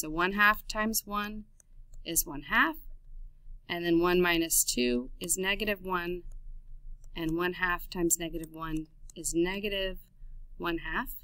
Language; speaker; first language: English; native; English